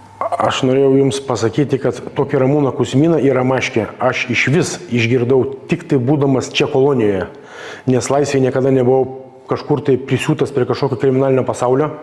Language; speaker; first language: Lithuanian; native; Lithuanian